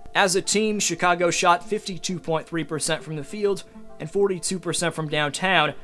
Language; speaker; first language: English; native; English